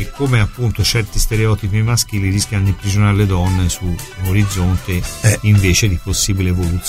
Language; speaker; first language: Italian; native; Italian